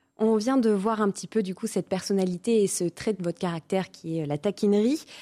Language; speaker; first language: French; native; French